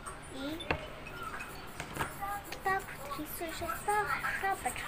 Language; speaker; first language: Russian; early bilingual, heritage; Russian